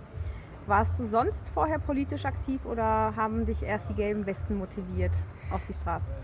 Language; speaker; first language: German; native; German